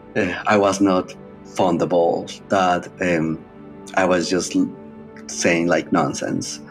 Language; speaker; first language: English; non-native, fluent; Spanish